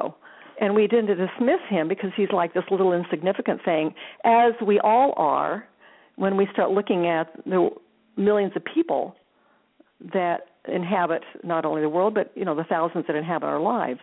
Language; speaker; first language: English; native; English